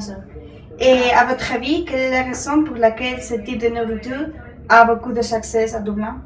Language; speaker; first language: French; non-native, learner; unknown